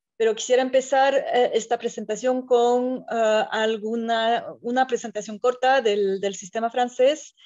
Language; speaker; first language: Spanish; non-native, fluent; French